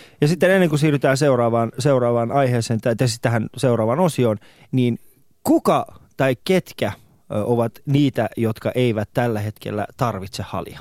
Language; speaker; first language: Finnish; early bilingual, other home language; Persian